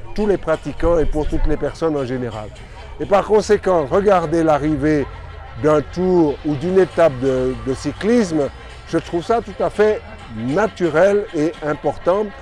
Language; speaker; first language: French; native; French